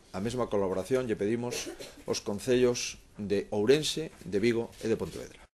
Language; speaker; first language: Galician; native; Galician